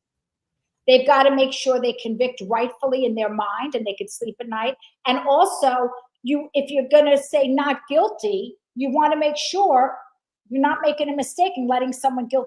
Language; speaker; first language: English; native; English